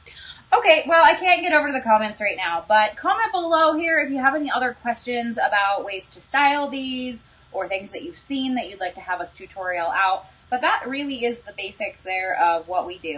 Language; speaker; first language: English; native; English